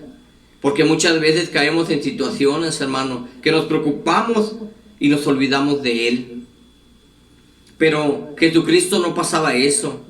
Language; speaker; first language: Spanish; native; Spanish